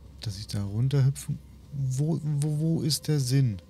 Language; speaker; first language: German; native; German